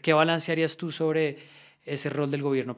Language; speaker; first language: Spanish; native; Spanish